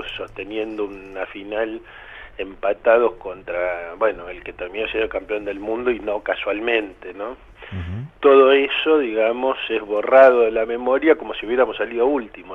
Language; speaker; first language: Spanish; native; Spanish